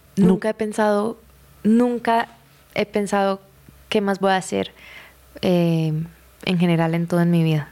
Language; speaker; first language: Spanish; native; Spanish